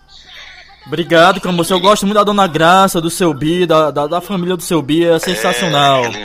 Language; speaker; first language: Portuguese; native; Portuguese